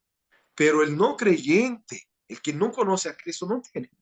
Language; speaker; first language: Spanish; non-native, fluent; Portuguese